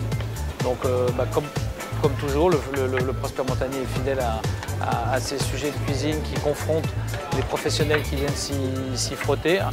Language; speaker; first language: French; native; French